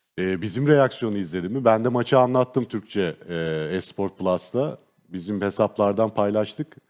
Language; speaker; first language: Turkish; native; Turkish